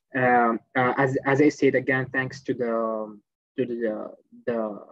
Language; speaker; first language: English; non-native, fluent; Arabic